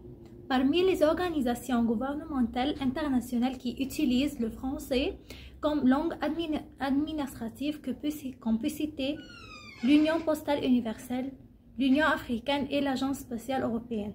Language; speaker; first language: French; non-native, learner; Arabic